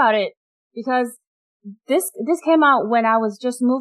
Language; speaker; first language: English; non-native, fluent; Mongolian